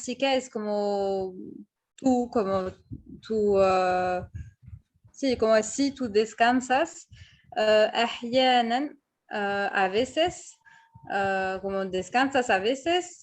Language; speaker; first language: Spanish; non-native, fluent; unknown